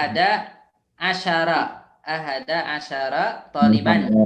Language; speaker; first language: Arabic; non-native, fluent; Indonesian